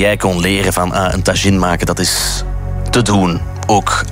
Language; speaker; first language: Dutch; native; Dutch